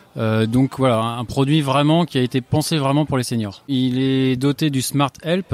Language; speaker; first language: French; native; French